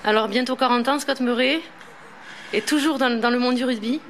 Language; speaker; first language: French; native; French